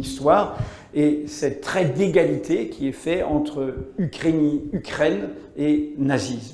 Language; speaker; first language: French; native; French